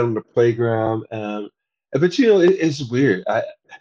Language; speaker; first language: English; native; English